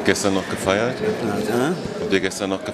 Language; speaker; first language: German; native; German